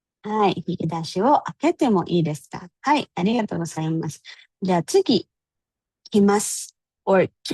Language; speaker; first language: Japanese; non-native, fluent; Filipino